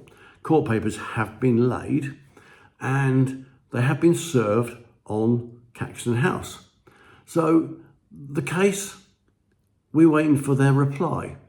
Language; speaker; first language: English; native; English